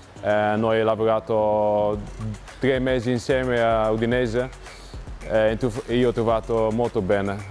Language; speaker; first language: Italian; non-native, learner; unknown